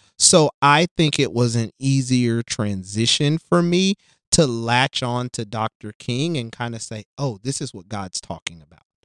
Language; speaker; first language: English; native; English